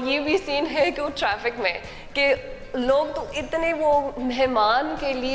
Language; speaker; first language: Hindi; non-native, learner; English